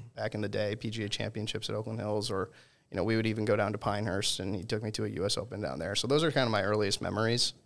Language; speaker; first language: English; native; English